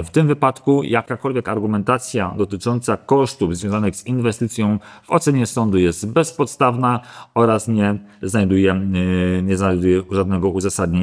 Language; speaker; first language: Polish; native; Polish